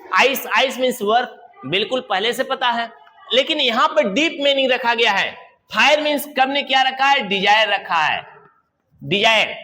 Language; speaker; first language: Hindi; native; Hindi